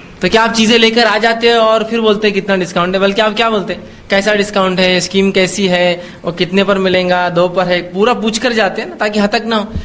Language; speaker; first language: Urdu; native; Urdu